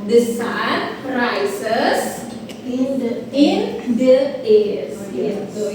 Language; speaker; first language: English; non-native, learner; Indonesian